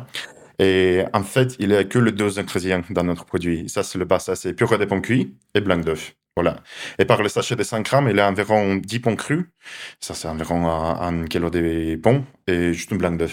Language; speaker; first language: French; non-native, learner; Russian